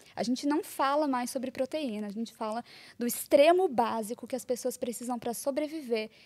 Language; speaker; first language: Portuguese; native; Portuguese